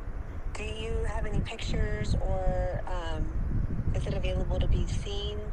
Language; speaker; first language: English; native; English